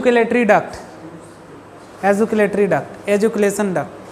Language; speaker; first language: Hindi; native; Hindi